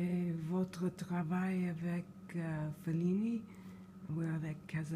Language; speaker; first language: French; non-native, learner; English